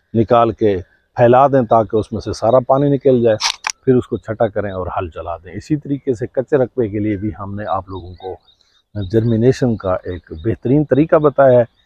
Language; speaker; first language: Urdu; non-native, local second language; Saraiki